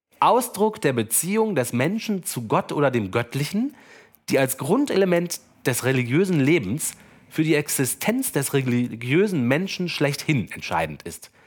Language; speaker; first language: German; native; German